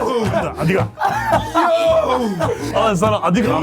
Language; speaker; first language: Finnish; native; Finnish